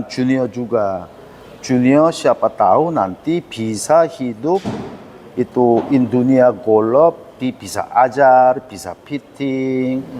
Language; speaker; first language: Indonesian; non-native, learner; Korean